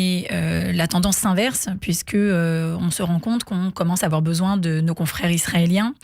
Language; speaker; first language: French; native; French